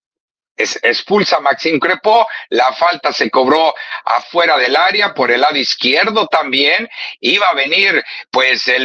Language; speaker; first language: Spanish; native; Spanish